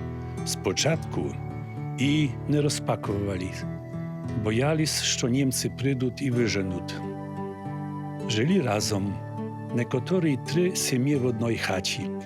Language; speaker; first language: Polish; non-native, local second language; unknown